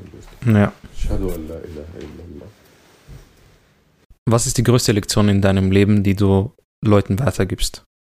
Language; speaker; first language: German; early bilingual, other home language; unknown